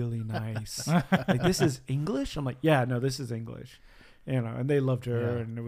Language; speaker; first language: English; native; English